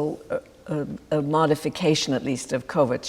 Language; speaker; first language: English; native; English